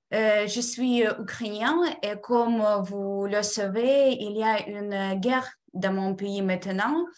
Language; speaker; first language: French; non-native, fluent; Ukrainian